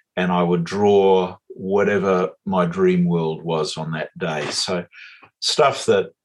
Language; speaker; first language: English; native; English